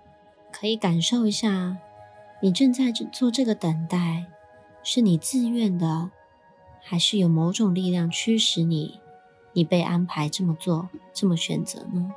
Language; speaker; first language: Chinese; native; Chinese